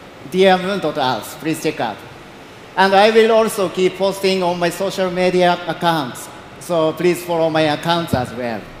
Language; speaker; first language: English; non-native, learner; Japanese